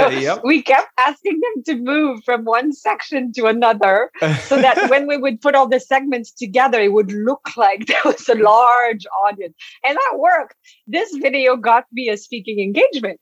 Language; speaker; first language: English; non-native, fluent; French